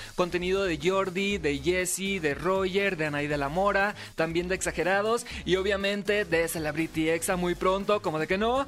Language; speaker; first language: Spanish; native; Spanish